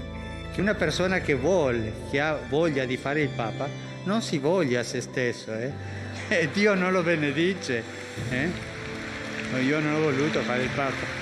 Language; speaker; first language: Italian; non-native, fluent; Spanish